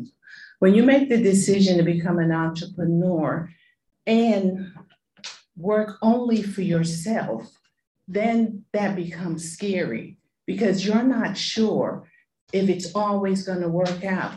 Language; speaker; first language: English; non-native, fluent; Spanish